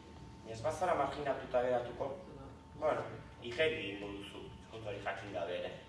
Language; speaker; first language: Basque; native; Basque